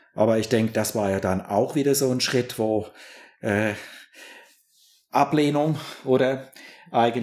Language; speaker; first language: German; native; German